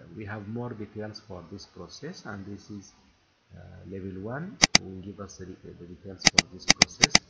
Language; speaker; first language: English; non-native, fluent; Arabic